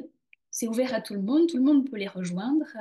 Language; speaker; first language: French; native; French